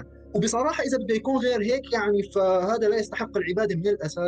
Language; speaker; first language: Arabic; native; Arabic